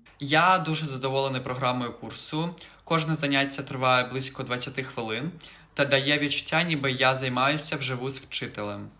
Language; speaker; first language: Ukrainian; native; Ukrainian